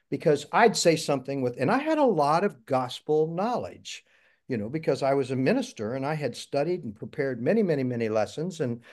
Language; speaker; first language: English; native; English